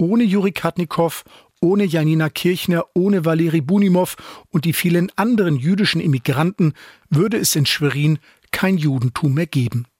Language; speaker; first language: German; native; German